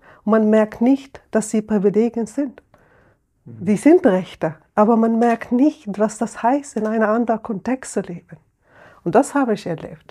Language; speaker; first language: German; non-native, fluent; Arabic